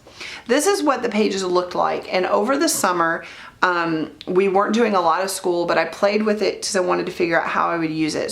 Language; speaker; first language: English; native; English